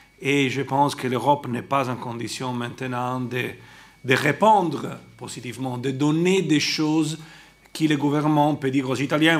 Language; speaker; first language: French; non-native, fluent; Italian